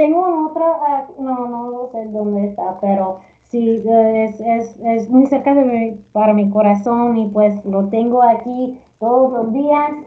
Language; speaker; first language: Spanish; early bilingual, heritage; Spanish